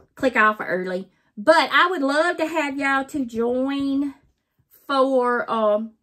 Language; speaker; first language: English; native; English